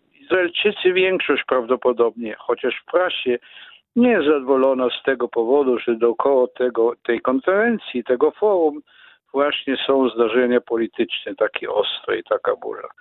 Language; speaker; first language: Polish; non-native, fluent; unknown